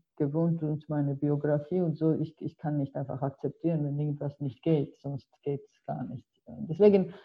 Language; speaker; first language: German; non-native, fluent; Georgian